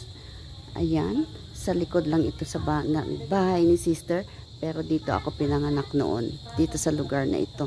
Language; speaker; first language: Filipino; non-native, local second language; Hiligaynon